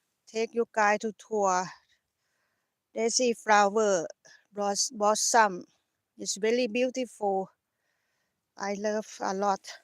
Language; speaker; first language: English; non-native, learner; Thai